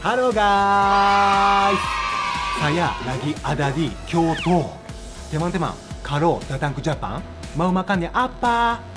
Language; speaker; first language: Indonesian; non-native, learner; Japanese